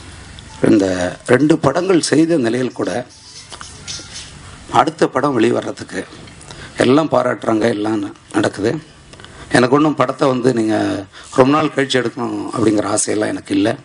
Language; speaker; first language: Tamil; native; Tamil